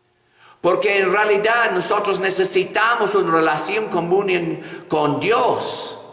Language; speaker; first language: Spanish; non-native, fluent; English